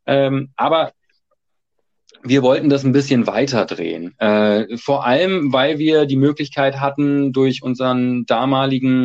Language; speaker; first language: German; native; German